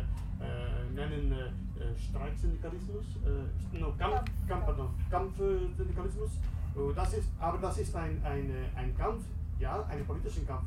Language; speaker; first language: German; non-native, learner; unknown